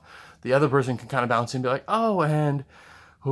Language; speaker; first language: English; native; English